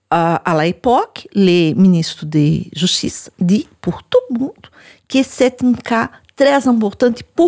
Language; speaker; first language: French; non-native, learner; Portuguese